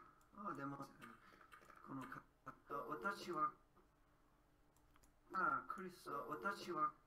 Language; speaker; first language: Japanese; non-native, learner; English